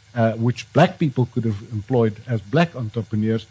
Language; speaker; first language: English; non-native, local second language; Afrikaans